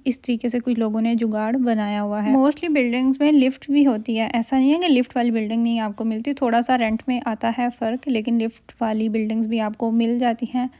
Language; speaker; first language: Urdu; native; Urdu